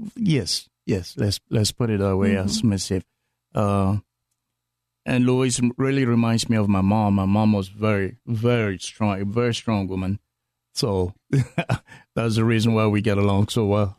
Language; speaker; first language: English; non-native, local second language; Akan